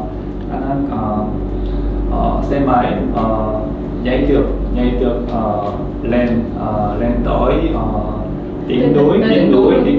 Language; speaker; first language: Vietnamese; non-native, learner; Korean